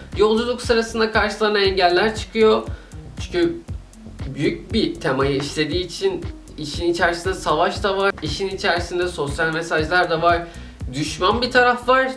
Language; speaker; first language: Turkish; native; Turkish